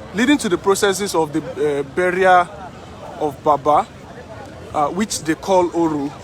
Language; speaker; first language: English; non-native, local second language; Yoruba